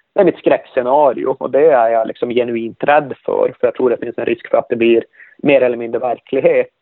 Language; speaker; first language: Swedish; native; Swedish